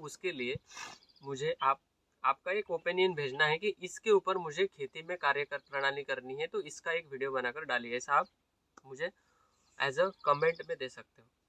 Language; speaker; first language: Hindi; non-native, local second language; Marathi